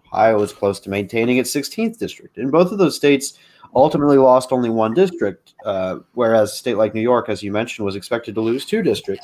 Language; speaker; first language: English; native; English